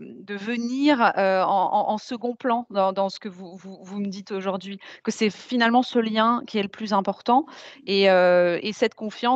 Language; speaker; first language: French; native; French